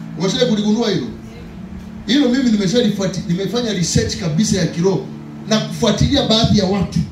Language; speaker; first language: Swahili; native; Swahili